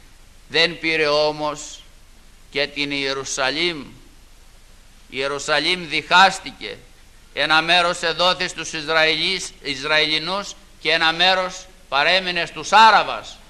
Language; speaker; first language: Greek; native; Greek